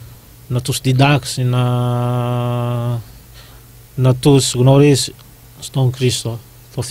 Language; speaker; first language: Greek; non-native, learner; Malagasy